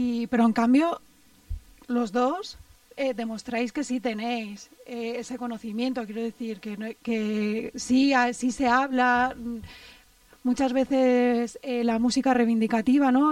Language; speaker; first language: Spanish; native; Spanish